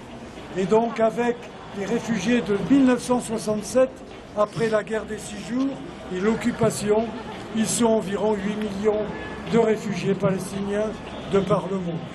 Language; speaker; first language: French; native; French